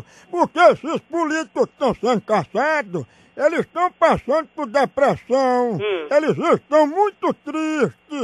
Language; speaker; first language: Portuguese; native; Portuguese